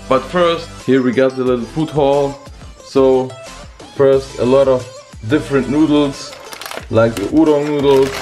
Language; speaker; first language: English; non-native, fluent; German